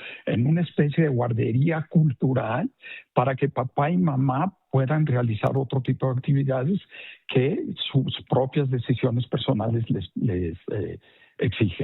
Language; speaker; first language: Spanish; native; Spanish